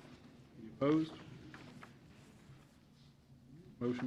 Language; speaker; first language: English; native; English